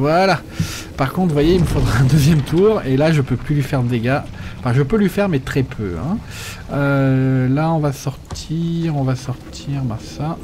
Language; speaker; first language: French; native; French